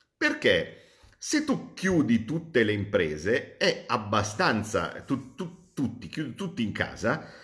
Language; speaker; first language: Italian; native; Italian